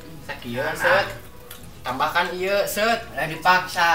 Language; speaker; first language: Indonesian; non-native, local second language; Sundanese